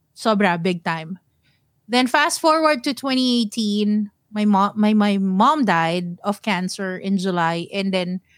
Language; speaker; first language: English; non-native, local second language; Filipino